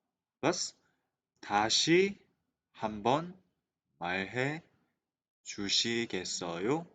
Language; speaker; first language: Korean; non-native, fluent; Mongolian